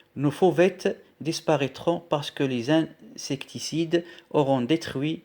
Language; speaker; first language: French; non-native, local second language; Arabic